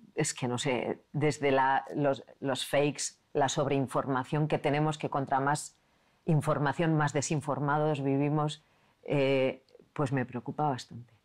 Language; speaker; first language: Spanish; non-native, local second language; Basque